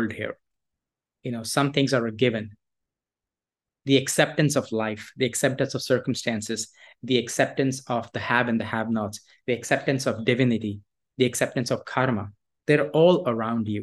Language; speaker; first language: English; non-native, local second language; Hindi